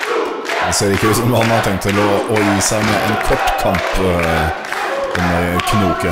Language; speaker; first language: Norwegian; native; Norwegian